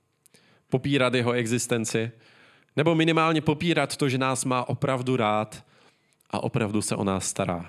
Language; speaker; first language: Czech; native; Czech